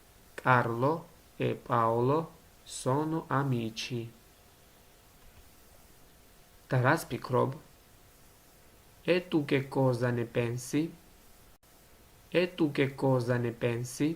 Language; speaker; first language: Italian; non-native, learner; Georgian